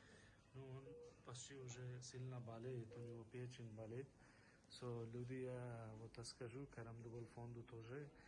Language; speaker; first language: Russian; non-native, learner; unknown